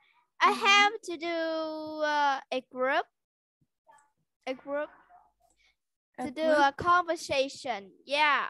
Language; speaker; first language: English; non-native, learner; Vietnamese